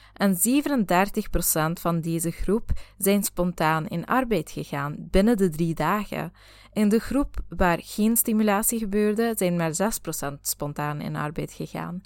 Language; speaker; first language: Dutch; native; Dutch